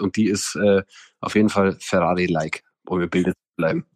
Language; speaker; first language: German; native; German